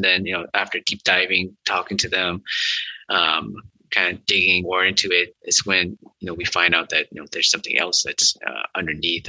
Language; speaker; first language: English; early bilingual, other home language; Vietnamese